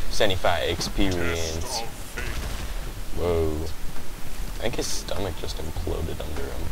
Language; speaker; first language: English; native; English